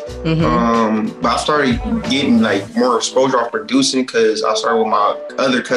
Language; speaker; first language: English; native; English